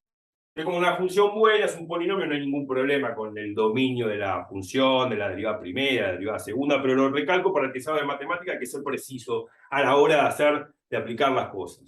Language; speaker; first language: Spanish; native; Spanish